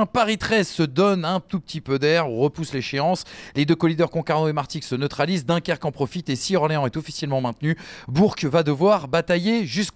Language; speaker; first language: French; native; French